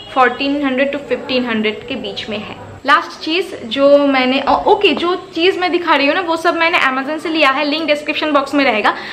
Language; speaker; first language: Hindi; non-native, local second language; Bangla